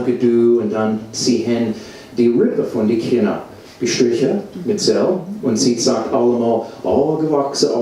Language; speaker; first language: German; non-native, learner; English